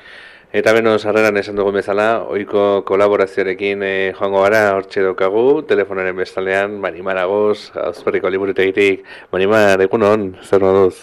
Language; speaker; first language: Basque; native; Basque